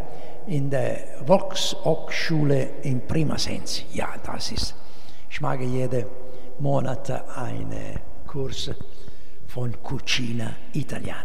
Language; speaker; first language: German; non-native, learner; Italian